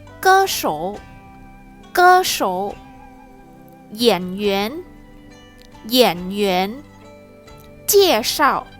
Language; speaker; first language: Chinese; non-native, fluent; Thai